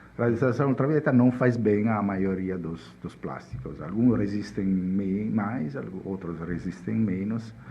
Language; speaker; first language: Portuguese; non-native, fluent; Italian